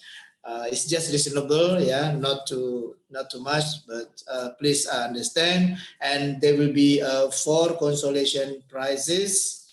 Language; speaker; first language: English; non-native, fluent; Indonesian